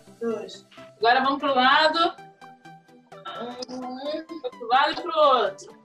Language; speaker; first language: Portuguese; native; Portuguese